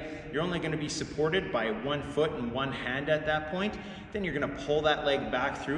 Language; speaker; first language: English; native; English